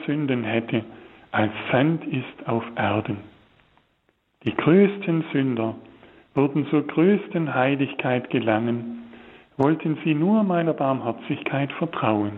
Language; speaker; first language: German; native; German